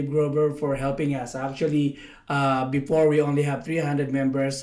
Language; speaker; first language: English; non-native, local second language; Filipino